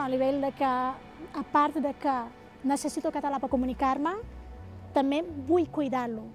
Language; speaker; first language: Catalan; non-native, fluent; Portuguese